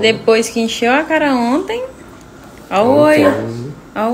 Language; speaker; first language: Portuguese; native; Portuguese